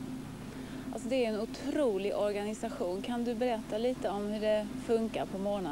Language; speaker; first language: Swedish; native; Swedish